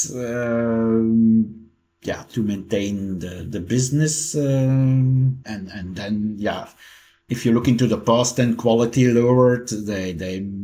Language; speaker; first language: English; non-native, fluent; Dutch